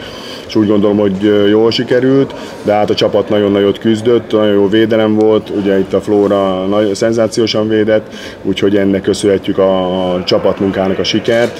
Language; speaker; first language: Hungarian; native; Hungarian